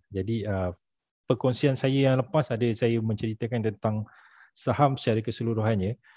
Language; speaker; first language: Malay; native; Malay